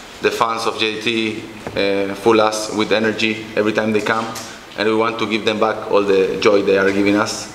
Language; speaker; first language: English; non-native, fluent; Spanish